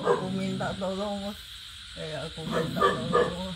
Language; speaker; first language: Indonesian; non-native, local second language; Hakka Chinese